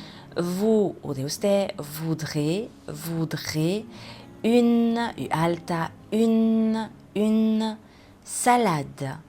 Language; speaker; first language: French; non-native, fluent; Spanish